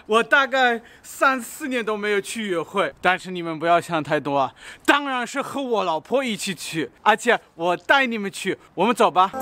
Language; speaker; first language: Chinese; non-native, fluent; German